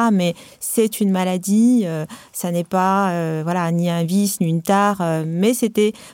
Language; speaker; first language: French; non-native, local second language; Arabic